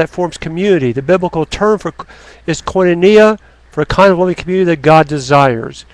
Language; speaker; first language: English; native; English